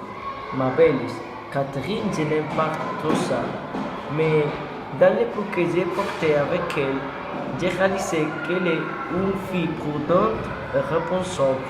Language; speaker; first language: French; non-native, learner; Spanish